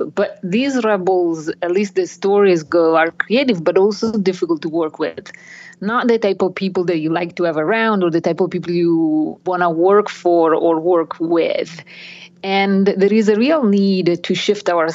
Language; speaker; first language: English; non-native, fluent; Italian